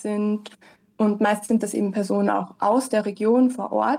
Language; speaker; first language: German; native; German